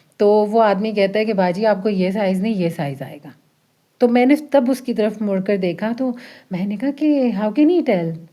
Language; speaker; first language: Urdu; early bilingual, heritage; Urdu